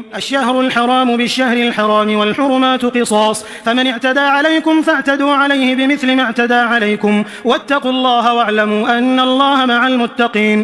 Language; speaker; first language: Arabic; native; Arabic